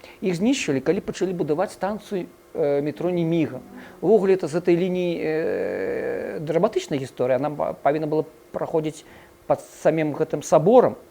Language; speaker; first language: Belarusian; non-native, local second language; Russian